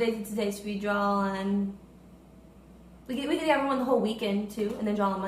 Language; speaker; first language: English; native; English